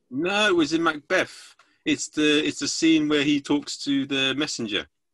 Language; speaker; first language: English; native; English